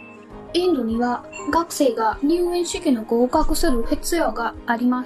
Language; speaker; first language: Japanese; non-native, learner; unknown